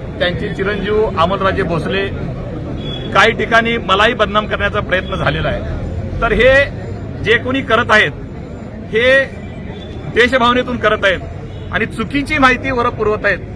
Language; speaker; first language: Marathi; native; Marathi